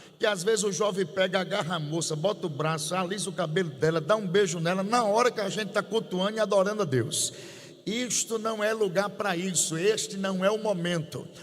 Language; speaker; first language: Portuguese; native; Portuguese